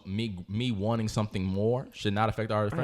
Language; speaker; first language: English; native; English